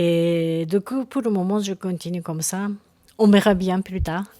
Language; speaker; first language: French; non-native, learner; Japanese